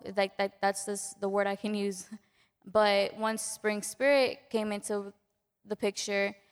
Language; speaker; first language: English; early bilingual, other home language; Spanish